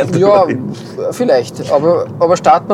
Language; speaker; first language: German; native; German